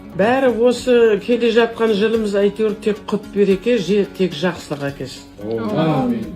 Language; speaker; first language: Kazakh; non-native, local second language; German